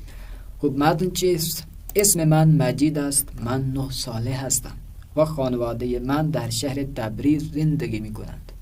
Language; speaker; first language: Persian; non-native, fluent; Urdu